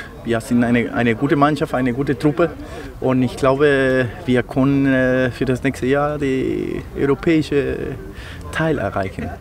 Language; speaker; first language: German; non-native, learner; Spanish